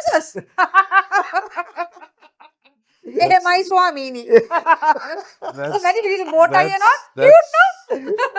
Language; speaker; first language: English; non-native, local second language; Sinhala